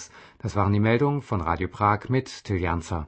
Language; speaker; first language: German; native; German